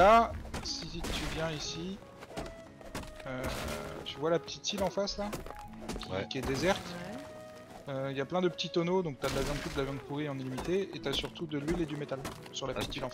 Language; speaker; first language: French; native; French